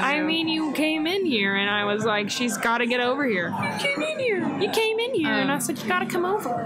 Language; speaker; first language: English; native; English